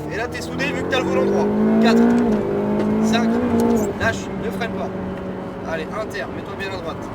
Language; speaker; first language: French; native; French